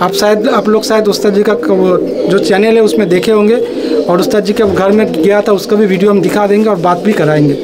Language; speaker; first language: Hindi; non-native, local second language; Bangla